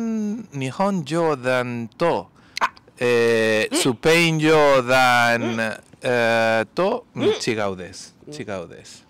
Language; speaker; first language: Japanese; non-native, learner; Spanish